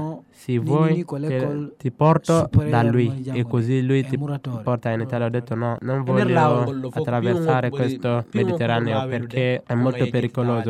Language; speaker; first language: Italian; non-native, fluent; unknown